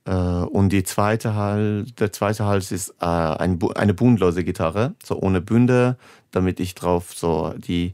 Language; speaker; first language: German; non-native, fluent; Persian